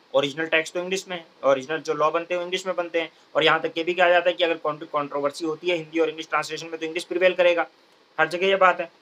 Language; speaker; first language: Hindi; native; Hindi